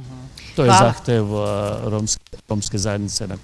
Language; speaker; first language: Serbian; non-native, local second language; Romany